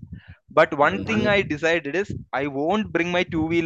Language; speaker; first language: English; non-native, local second language; Malayalam